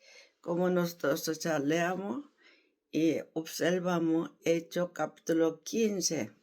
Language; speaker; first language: Spanish; non-native, learner; Korean